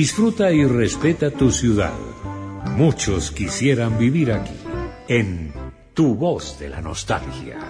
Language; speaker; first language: Spanish; native; Spanish